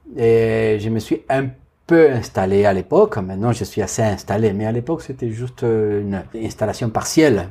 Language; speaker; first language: French; non-native, fluent; Spanish